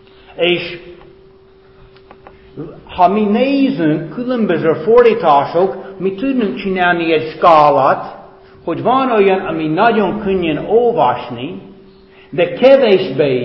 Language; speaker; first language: Hungarian; non-native, fluent; English